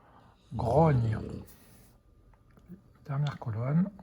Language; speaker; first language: French; native; French